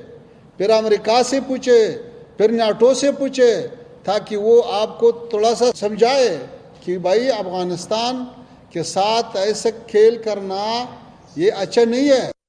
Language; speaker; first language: Hindi; non-native, fluent; Pashto